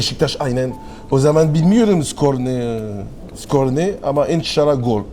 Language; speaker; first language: Turkish; non-native, learner; French